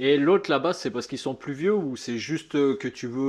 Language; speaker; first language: French; native; French